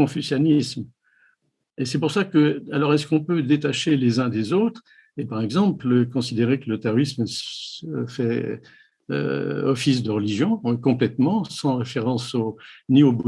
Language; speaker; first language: French; native; French